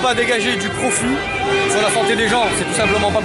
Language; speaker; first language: French; native; French